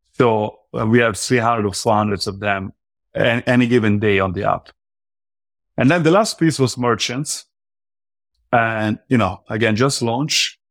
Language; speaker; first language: English; non-native, fluent; Italian